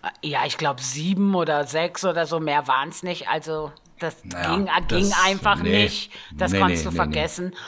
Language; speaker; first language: German; native; German